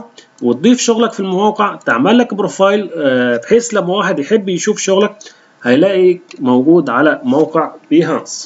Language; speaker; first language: Arabic; native; Arabic